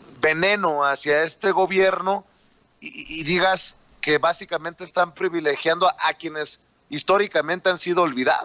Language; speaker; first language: Spanish; native; Spanish